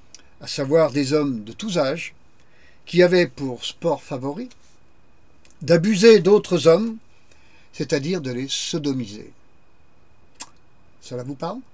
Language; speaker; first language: French; native; French